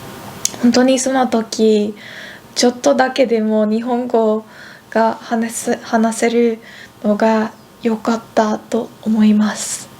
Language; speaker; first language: Japanese; non-native, fluent; Dutch